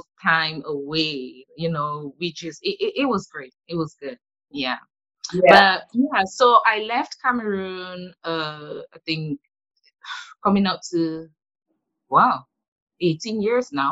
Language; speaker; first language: English; non-native, local second language; French